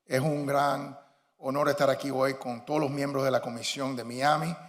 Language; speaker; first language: Spanish; early bilingual, heritage; Spanish